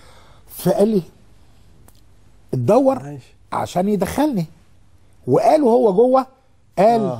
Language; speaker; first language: Arabic; native; Arabic